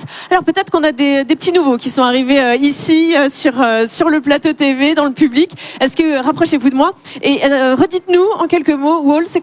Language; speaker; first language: French; native; French